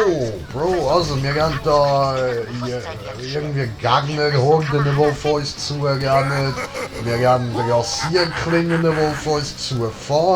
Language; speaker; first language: German; native; German